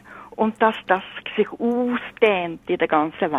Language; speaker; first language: German; non-native, fluent; Norwegian